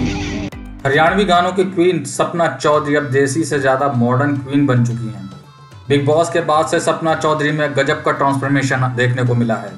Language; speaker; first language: Hindi; native; Hindi